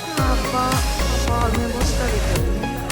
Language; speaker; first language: Japanese; native; Japanese